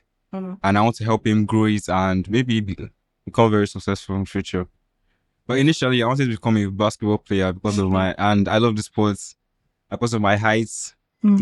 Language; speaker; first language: English; non-native, local second language; Igbo